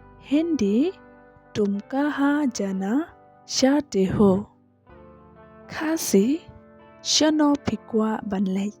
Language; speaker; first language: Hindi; non-native, local second language; Khasi